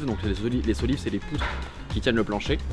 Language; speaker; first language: French; native; French